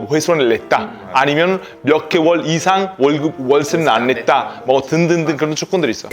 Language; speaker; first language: Korean; non-native, fluent; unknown